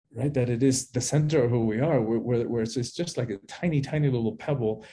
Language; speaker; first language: English; early bilingual, other home language; Spanish